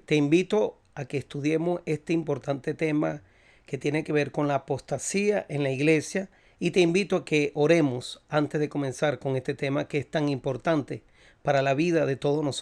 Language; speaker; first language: Spanish; native; Spanish